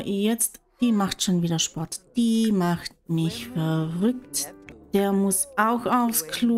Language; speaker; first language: German; native; German